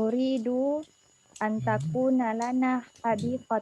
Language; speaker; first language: Arabic; non-native, learner; Indonesian